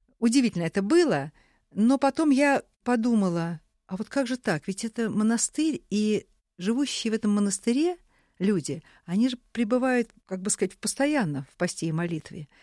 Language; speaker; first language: Russian; native; Russian